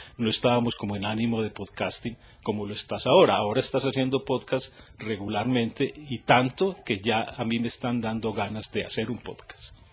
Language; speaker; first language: Spanish; native; Spanish